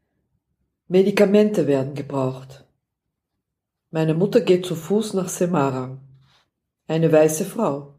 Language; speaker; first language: German; non-native, fluent; Dutch